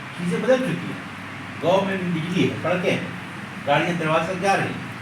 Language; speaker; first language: Urdu; native; Urdu